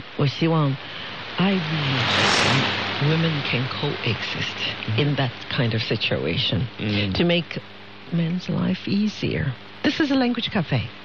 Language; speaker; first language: English; non-native, fluent; Chinese